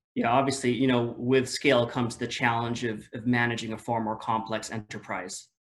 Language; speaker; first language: English; non-native, local second language; Filipino